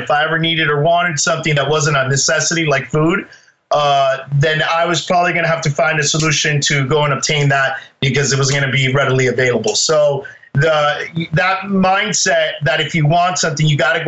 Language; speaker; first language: English; native; English